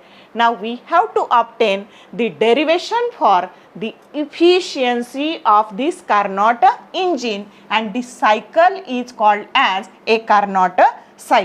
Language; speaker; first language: English; non-native, local second language; Marathi